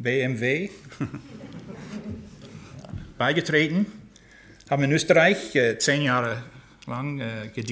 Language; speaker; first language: German; non-native, fluent; English